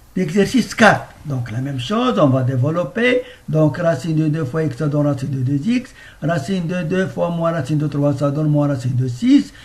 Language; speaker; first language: French; non-native, local second language; Arabic